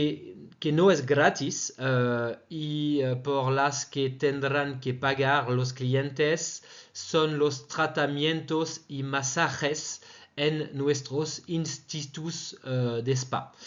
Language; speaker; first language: Spanish; non-native, fluent; French